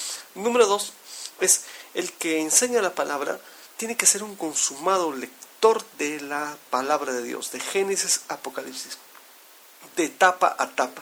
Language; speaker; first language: Spanish; native; Spanish